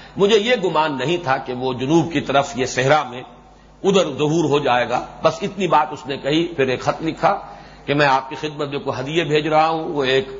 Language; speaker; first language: Urdu; native; Urdu